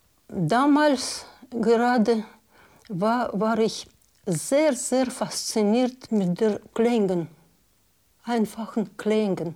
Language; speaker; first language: German; non-native, learner; Russian